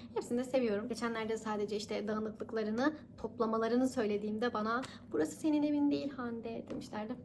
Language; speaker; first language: Turkish; native; Turkish